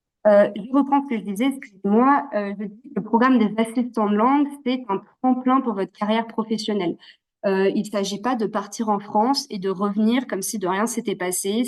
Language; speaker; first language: French; native; French